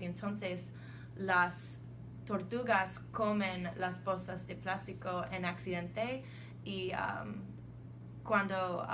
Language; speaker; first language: Spanish; non-native, learner; English